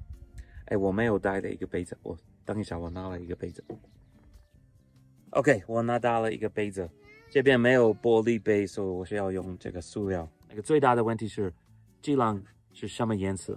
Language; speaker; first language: Chinese; non-native, fluent; English